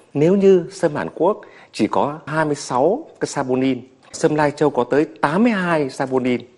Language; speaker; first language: Vietnamese; native; Vietnamese